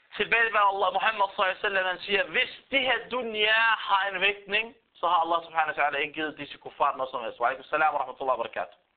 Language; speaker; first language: Danish; non-native, fluent; Arabic